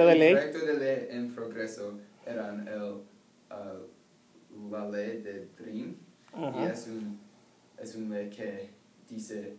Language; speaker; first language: Spanish; non-native, learner; English